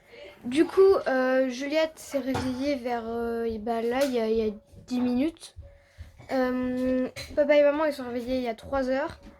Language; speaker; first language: French; native; French